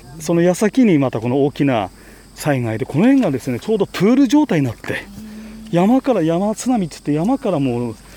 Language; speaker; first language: Japanese; native; Japanese